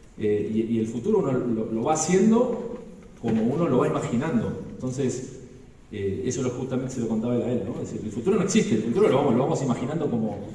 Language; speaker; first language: Spanish; native; Spanish